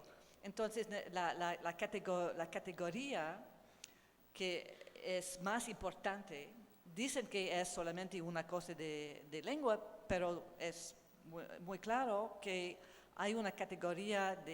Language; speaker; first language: Spanish; non-native, learner; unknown